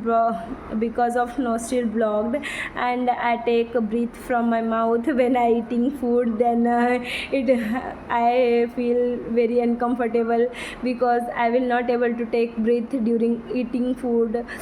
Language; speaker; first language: English; non-native, learner; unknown